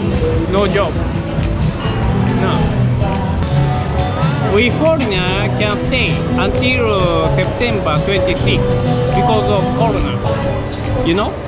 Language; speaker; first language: English; non-native, learner; Japanese